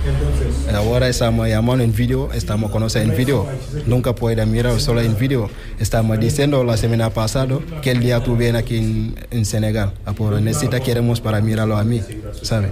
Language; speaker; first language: Spanish; non-native, learner; Wolof